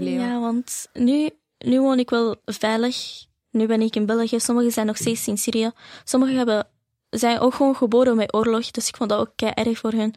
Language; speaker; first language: Dutch; early bilingual, other home language; Arabic